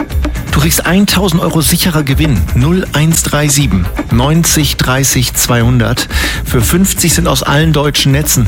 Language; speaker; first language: German; native; German